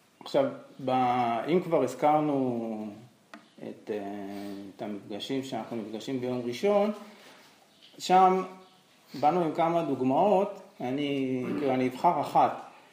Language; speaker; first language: Hebrew; native; Hebrew